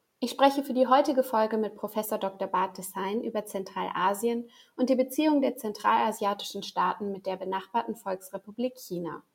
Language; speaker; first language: German; native; German